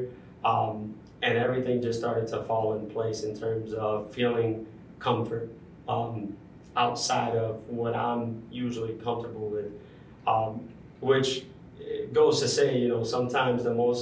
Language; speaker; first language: English; non-native, fluent; Spanish